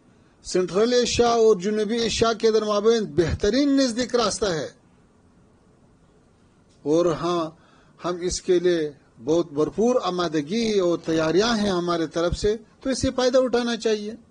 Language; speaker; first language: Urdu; non-native, fluent; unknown